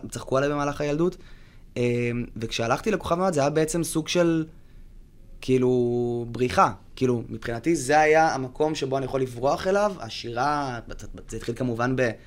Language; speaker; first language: Hebrew; native; Hebrew